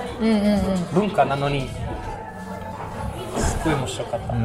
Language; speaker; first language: Japanese; non-native, learner; English